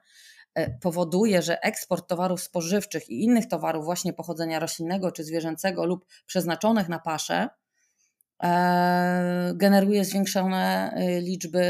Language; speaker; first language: Polish; native; Polish